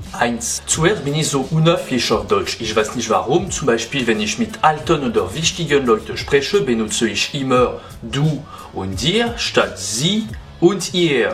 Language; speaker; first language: German; non-native, learner; French